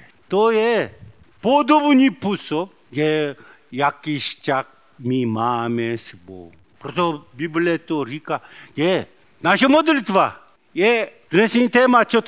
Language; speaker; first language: Czech; non-native, learner; Korean